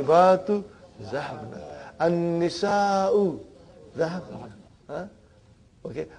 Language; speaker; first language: Arabic; non-native, fluent; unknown